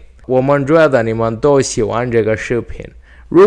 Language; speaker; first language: Chinese; non-native, learner; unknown